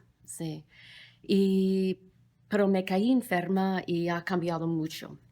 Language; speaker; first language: Spanish; non-native, fluent; English